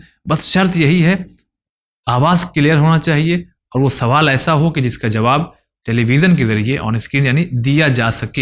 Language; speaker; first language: Urdu; native; Urdu